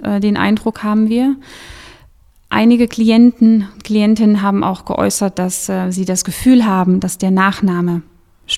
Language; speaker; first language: German; native; German